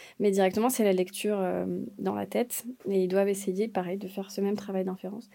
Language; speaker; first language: French; native; French